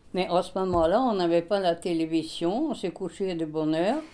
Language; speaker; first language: French; non-native, fluent; Swedish